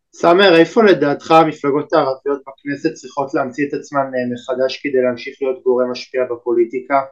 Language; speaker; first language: Hebrew; native; Hebrew